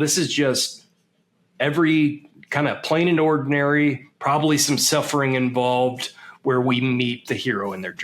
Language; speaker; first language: English; native; English